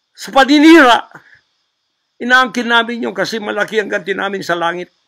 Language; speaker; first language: Filipino; non-native, local second language; Cebuano